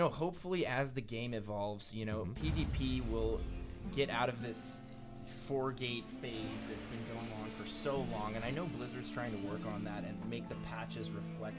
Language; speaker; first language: English; native; English